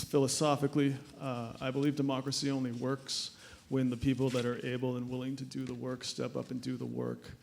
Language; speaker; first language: English; native; English